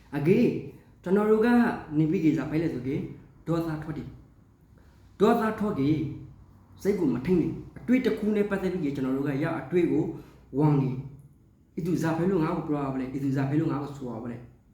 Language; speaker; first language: Burmese; native; Burmese